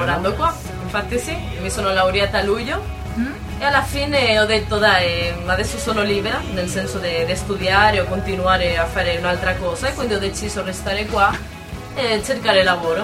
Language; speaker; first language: Italian; non-native, fluent; Spanish